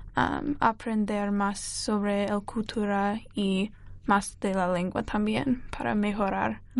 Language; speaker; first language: Spanish; non-native, learner; English